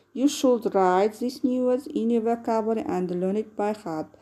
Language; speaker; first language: English; non-native, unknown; Kazakh